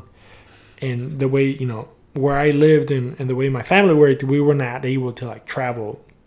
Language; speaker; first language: English; early bilingual, other home language; Spanish